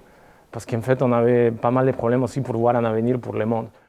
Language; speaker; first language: French; non-native, fluent; Spanish